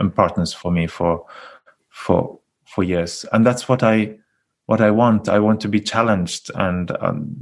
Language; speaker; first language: English; non-native, fluent; Norwegian